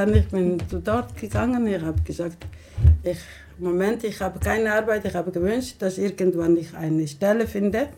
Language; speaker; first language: German; non-native, learner; Somali